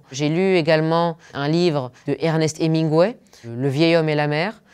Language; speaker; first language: French; non-native, local second language; Arabic